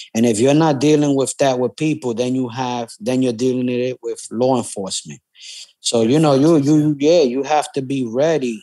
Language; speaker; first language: English; native; English